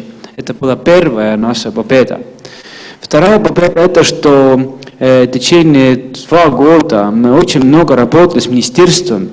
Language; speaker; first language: Russian; non-native, fluent; Estonian